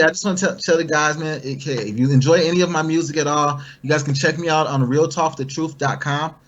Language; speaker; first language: English; native; English